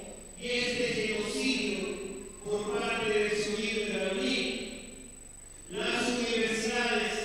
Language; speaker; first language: Spanish; native; Spanish